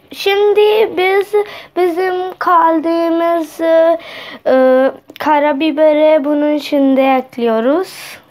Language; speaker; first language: Turkish; non-native, learner; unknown